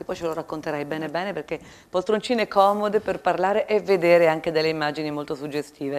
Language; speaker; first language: Italian; native; Italian